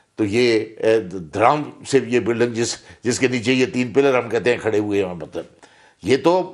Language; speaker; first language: Urdu; native; Urdu